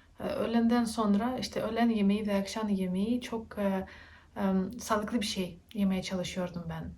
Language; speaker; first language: Turkish; non-native, learner; Russian